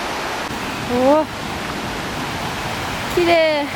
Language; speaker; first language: Japanese; native; Japanese